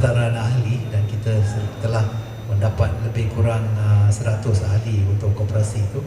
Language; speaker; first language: Malay; native; Malay